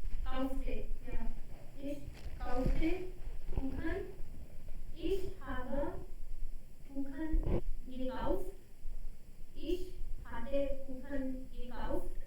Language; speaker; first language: German; non-native, learner; Hindi